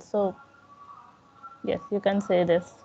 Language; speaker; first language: English; non-native, local second language; Hindi